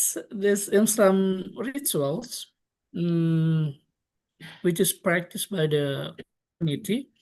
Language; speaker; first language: English; non-native, local second language; Indonesian